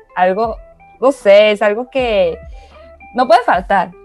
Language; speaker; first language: Spanish; early bilingual, other home language; Chinese